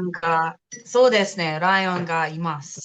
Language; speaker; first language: Japanese; non-native, fluent; English